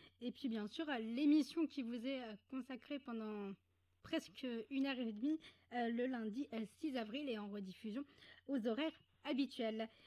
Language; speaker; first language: French; native; French